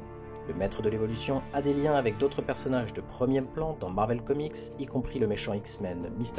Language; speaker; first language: French; native; French